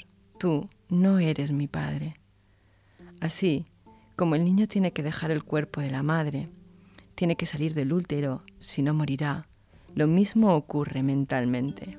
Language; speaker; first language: Spanish; native; Spanish